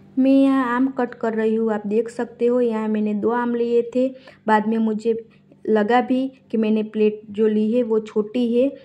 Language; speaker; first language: Hindi; non-native, local second language; Gujarati